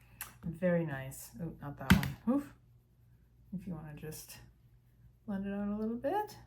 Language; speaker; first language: English; native; English